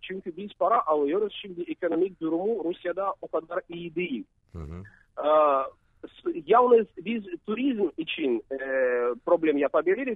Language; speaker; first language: Turkish; non-native, fluent; Russian